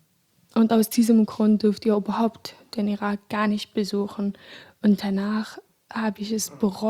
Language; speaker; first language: German; non-native, fluent; Arabic